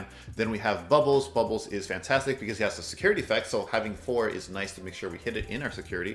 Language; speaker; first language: English; native; English